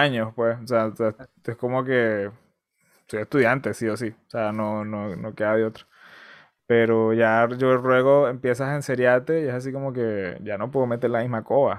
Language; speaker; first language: Spanish; native; Spanish